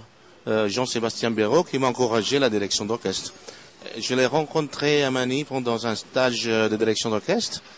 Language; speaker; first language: French; non-native, fluent; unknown